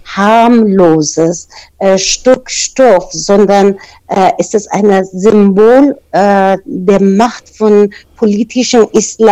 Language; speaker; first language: German; non-native, fluent; Persian